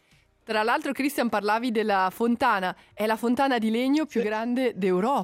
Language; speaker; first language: Italian; native; Italian